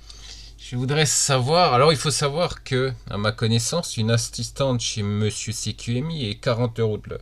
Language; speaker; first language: French; native; French